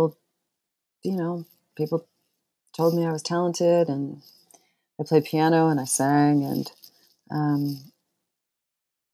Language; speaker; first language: English; native; English